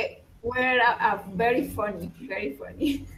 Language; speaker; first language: English; non-native, learner; Spanish